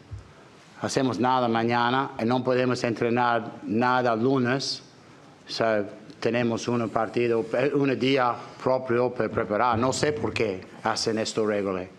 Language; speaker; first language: Spanish; non-native, learner; English